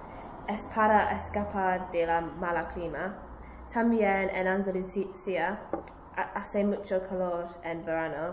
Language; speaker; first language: Spanish; non-native, learner; English